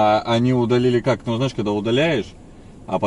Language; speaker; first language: Russian; native; Russian